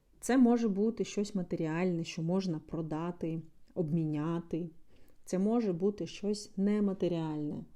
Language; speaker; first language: Ukrainian; non-native, local second language; Russian